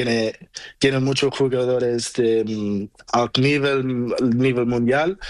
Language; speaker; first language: Spanish; non-native, learner; Portuguese